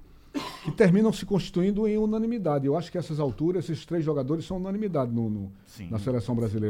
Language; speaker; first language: Portuguese; native; Portuguese